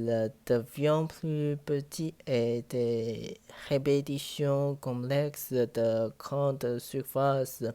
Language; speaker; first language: French; non-native, learner; Chinese